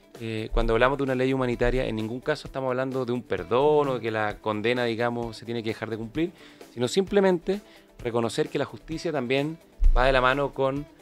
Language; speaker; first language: Spanish; native; Spanish